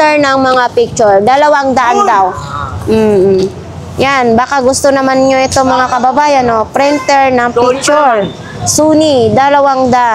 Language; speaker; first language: Filipino; native; Filipino